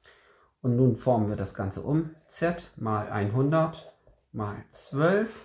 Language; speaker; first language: German; native; German